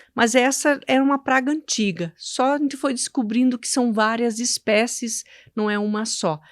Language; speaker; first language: Portuguese; native; Portuguese